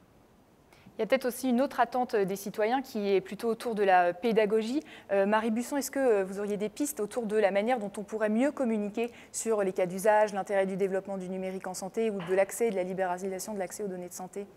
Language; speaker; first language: French; native; French